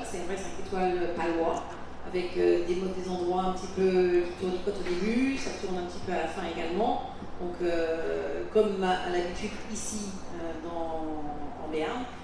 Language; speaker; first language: French; native; French